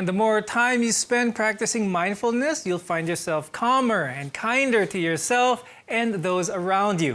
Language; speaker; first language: English; non-native, local second language; Filipino